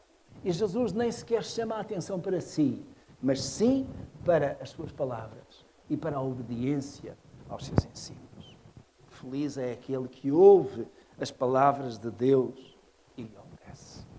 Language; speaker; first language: Portuguese; native; Portuguese